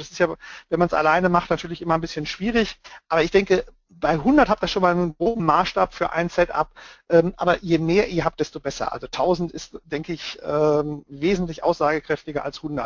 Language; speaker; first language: German; native; German